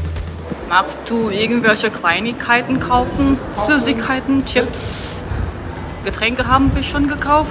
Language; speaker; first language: German; non-native, learner; Indonesian